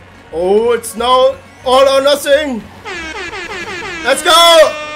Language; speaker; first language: English; non-native, fluent; German